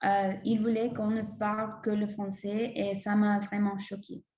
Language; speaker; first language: French; non-native, learner; English